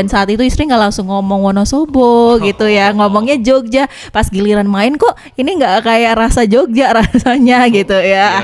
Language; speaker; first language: Indonesian; native; Indonesian